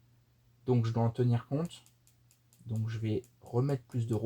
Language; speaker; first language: French; native; French